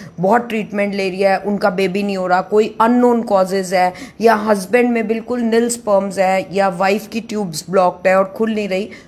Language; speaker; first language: Hindi; non-native, local second language; Punjabi